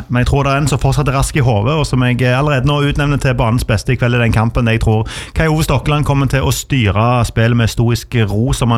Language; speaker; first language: Norwegian; native; Norwegian